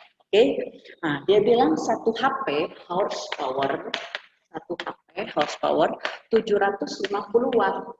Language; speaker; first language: Indonesian; native; Indonesian